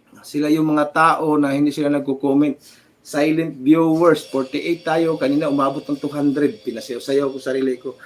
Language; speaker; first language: Filipino; native; Filipino